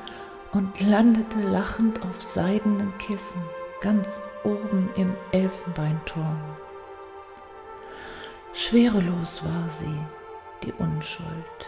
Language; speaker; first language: German; native; German